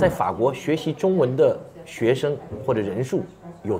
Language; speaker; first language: Chinese; non-native, fluent; French